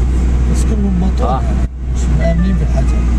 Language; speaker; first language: Arabic; native; Arabic